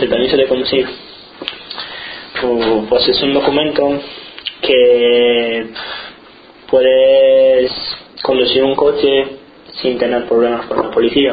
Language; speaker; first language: Spanish; non-native, fluent; Romanian